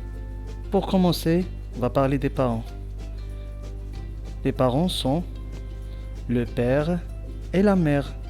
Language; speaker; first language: French; non-native, local second language; Arabic